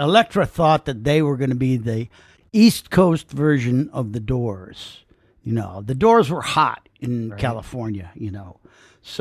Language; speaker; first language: English; native; English